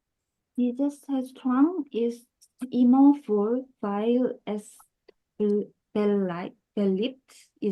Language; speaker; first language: German; non-native, learner; Korean